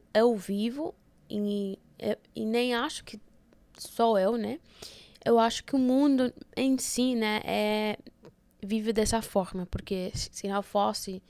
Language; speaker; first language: Portuguese; early bilingual, heritage; Portuguese